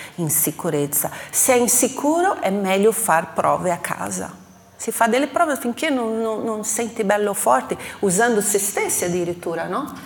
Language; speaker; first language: Italian; non-native, fluent; Portuguese